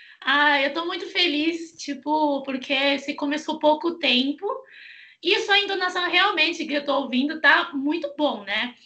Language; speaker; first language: Portuguese; non-native, fluent; Chinese